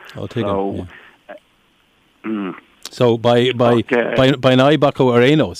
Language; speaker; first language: Irish; non-native, local second language; English